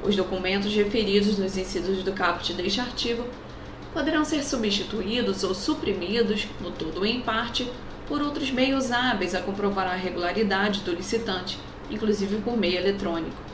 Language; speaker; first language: Portuguese; native; Portuguese